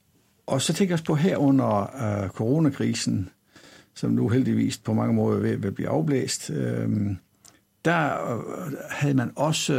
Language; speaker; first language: Danish; native; Danish